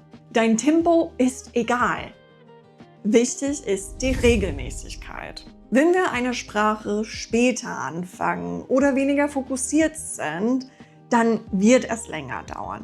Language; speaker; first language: German; non-native, fluent; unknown